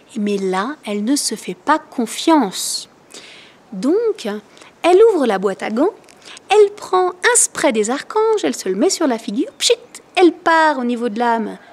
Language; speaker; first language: French; native; French